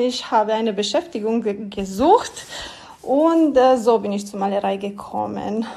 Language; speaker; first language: German; non-native, learner; Romanian